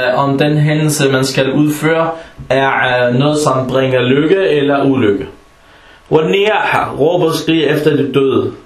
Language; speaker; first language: Danish; early bilingual, other home language; Arabic